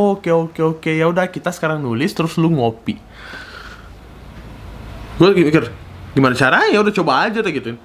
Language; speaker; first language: Indonesian; non-native, fluent; Russian